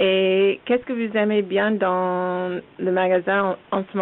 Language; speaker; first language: French; non-native, learner; English